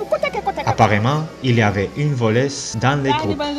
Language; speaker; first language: French; non-native, fluent; Spanish